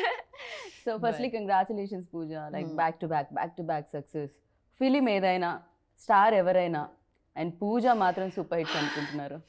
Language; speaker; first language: Telugu; native; Telugu